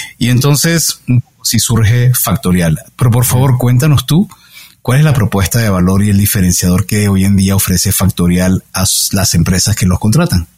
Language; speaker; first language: Spanish; native; Spanish